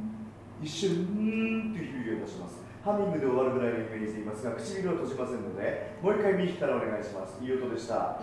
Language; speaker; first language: Japanese; native; Japanese